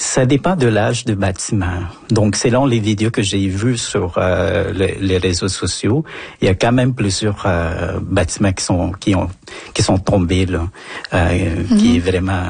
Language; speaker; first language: French; non-native, fluent; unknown